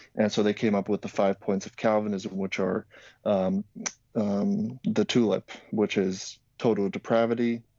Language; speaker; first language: English; non-native, fluent; Slovak